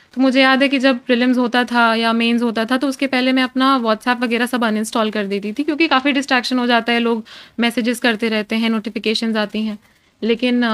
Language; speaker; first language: Hindi; native; Hindi